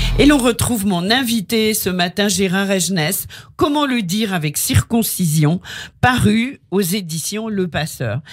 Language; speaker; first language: French; native; French